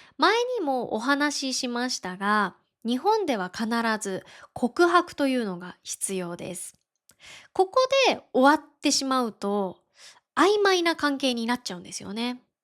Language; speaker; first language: Japanese; native; Japanese